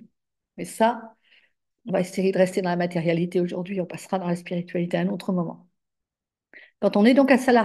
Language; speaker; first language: French; native; French